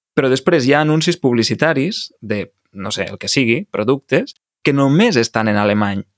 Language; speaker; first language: Catalan; native; Catalan